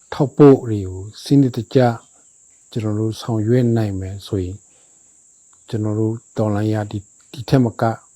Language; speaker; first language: Burmese; non-native, local second language; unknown